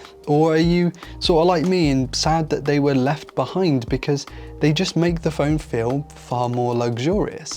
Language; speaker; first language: English; native; English